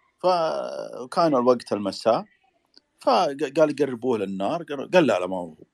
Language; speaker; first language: Arabic; native; Arabic